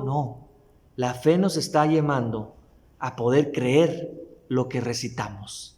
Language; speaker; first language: Spanish; native; Spanish